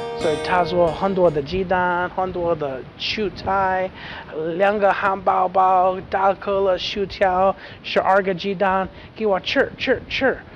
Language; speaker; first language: Chinese; non-native, learner; English